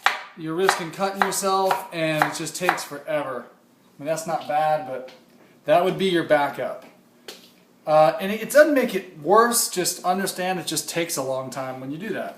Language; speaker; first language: English; native; English